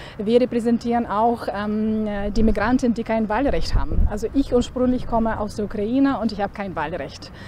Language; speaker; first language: German; non-native, fluent; Ukrainian